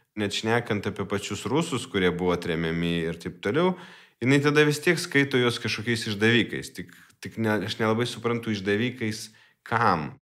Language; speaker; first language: Lithuanian; non-native, local second language; Russian